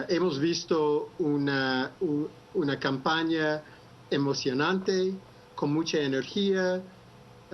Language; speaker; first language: Spanish; non-native, fluent; English